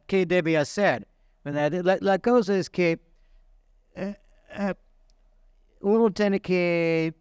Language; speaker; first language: Spanish; non-native, fluent; English